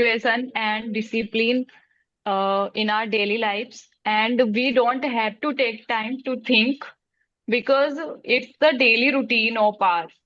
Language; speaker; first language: English; non-native, learner; Hindi